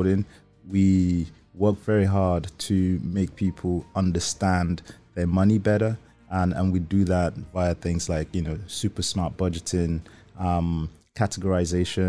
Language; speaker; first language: English; non-native, local second language; Yoruba